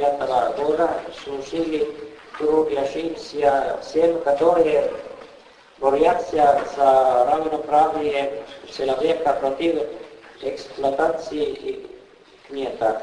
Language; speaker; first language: Russian; non-native, fluent; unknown